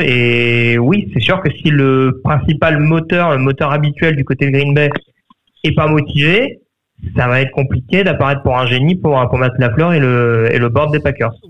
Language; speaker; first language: French; native; French